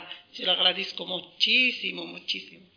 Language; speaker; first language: Spanish; non-native, learner; Arabic